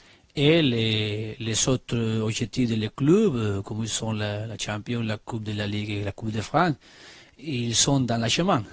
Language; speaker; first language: French; non-native, learner; Spanish